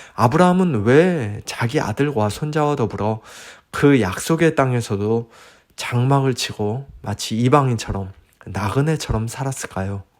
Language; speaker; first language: Korean; native; Korean